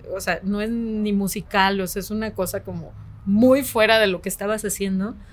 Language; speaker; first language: Spanish; native; Spanish